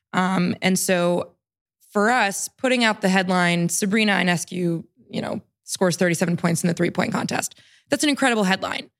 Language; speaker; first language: English; native; English